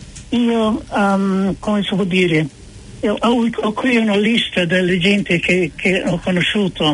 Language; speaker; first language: Italian; non-native, fluent; English